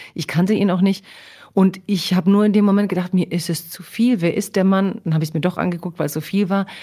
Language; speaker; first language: German; early bilingual, other home language; Croatian